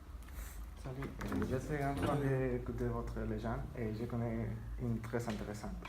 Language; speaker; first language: French; non-native, learner; Spanish